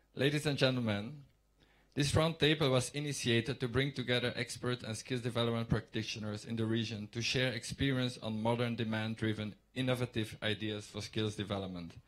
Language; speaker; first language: English; non-native, fluent; Dutch